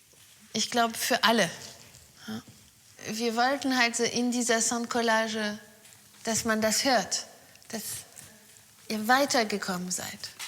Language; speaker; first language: German; non-native, fluent; French